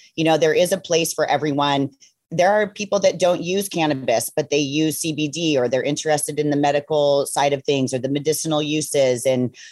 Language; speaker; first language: English; native; English